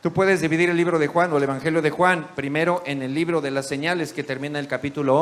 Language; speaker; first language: Spanish; native; Spanish